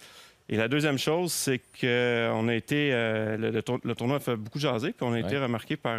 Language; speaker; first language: French; native; French